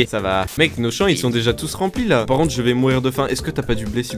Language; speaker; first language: French; native; French